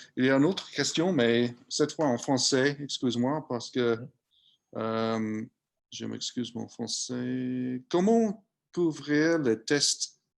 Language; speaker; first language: French; non-native, learner; English